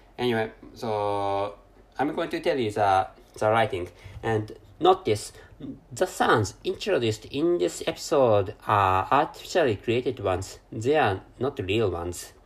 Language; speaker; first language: English; non-native, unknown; Japanese